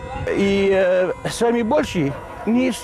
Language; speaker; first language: Russian; non-native, learner; Arabic